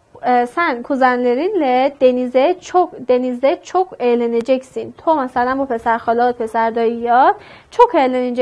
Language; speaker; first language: Turkish; non-native, learner; Persian